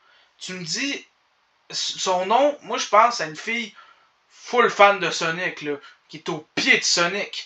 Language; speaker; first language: French; native; French